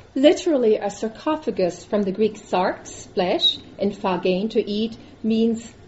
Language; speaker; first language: English; non-native, fluent; German